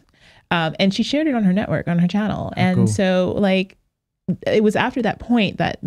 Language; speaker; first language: English; native; English